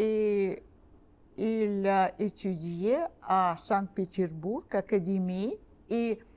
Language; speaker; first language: French; non-native, learner; Russian